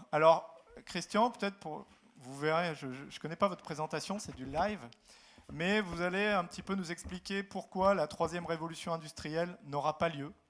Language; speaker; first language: French; native; French